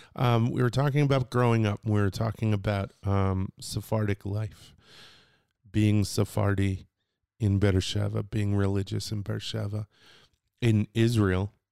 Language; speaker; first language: English; native; English